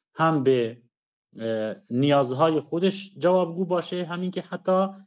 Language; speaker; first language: Persian; non-native, local second language; Kurdish